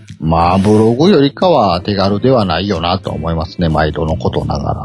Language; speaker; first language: Japanese; native; Japanese